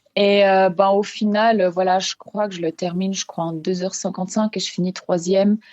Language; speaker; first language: French; non-native, local second language; Swiss German